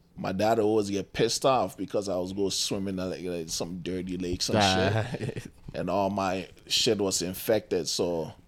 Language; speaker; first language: English; non-native, local second language; Akan